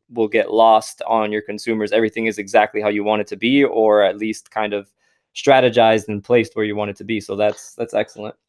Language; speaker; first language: English; native; English